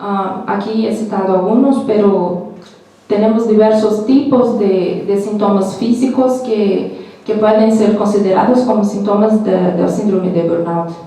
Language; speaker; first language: Spanish; non-native, learner; Portuguese